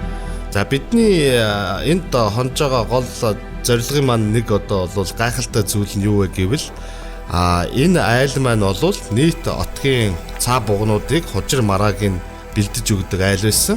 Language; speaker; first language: Mongolian; native; Mongolian